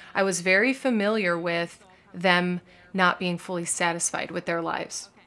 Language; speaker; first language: English; native; English